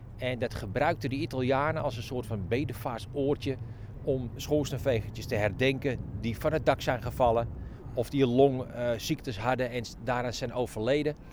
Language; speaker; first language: Dutch; native; Dutch